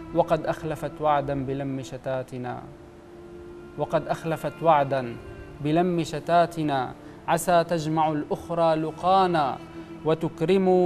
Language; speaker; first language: Arabic; native; Arabic